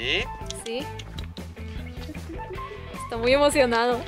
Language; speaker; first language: Spanish; native; Spanish